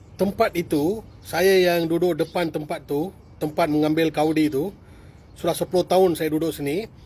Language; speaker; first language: Malay; non-native, local second language; Tamil